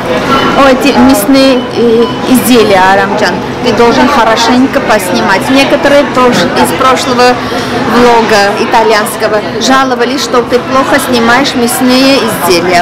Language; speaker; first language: Russian; non-native, fluent; Armenian